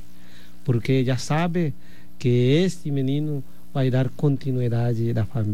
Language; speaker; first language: Portuguese; non-native, fluent; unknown